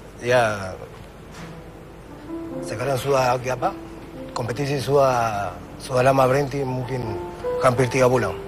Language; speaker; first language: Indonesian; non-native, fluent; Spanish